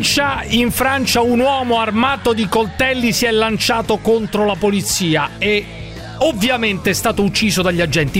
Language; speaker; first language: Italian; native; Italian